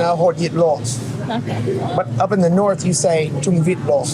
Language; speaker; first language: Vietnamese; non-native, learner; English